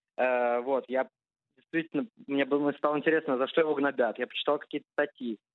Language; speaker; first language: Russian; early bilingual, heritage; Russian